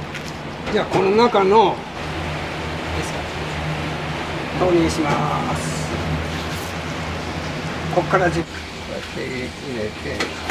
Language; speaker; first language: Japanese; native; Japanese